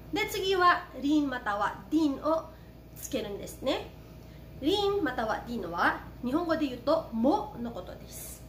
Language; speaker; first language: Japanese; non-native, fluent; Filipino